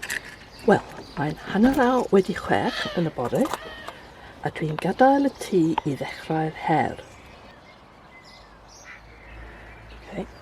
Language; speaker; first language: Welsh; non-native, fluent; English